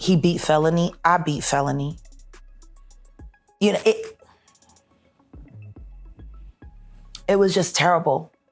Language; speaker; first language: English; native; English